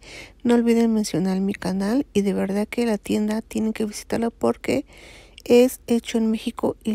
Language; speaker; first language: Spanish; native; Spanish